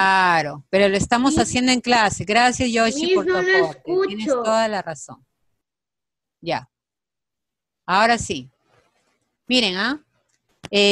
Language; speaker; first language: Spanish; native; Spanish